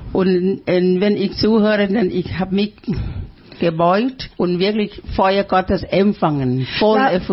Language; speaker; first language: German; non-native, fluent; Thai